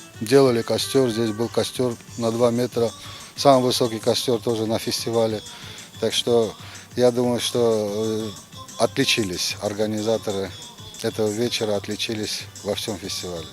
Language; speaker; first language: Russian; non-native, local second language; Ukrainian